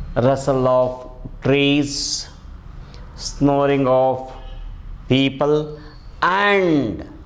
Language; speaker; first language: English; non-native, local second language; Kannada